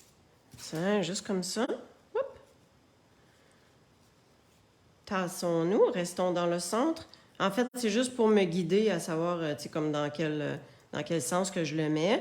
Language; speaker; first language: French; native; French